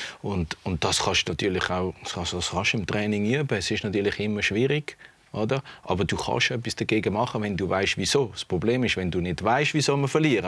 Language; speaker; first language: German; native; German